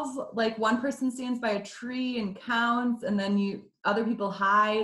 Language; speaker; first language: English; native; English